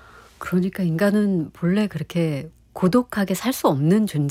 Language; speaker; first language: Korean; native; Korean